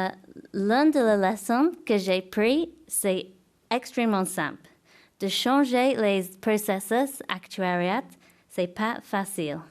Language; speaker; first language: French; non-native, fluent; English